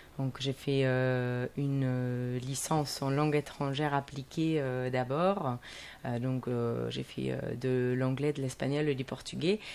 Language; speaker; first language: French; non-native, fluent; German